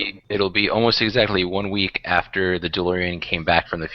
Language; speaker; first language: English; native; English